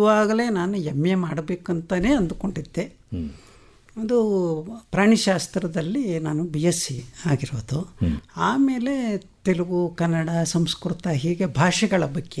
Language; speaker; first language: Kannada; non-native, local second language; Telugu